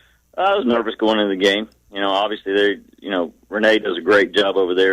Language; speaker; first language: English; native; English